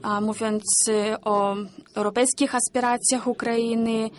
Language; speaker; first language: Polish; non-native, learner; Ukrainian